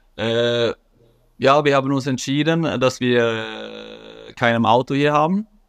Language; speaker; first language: German; non-native, fluent; Swedish